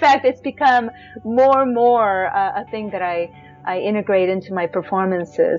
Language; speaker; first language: English; native; English